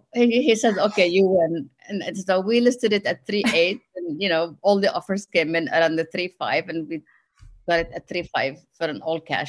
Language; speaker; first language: English; non-native, fluent; Arabic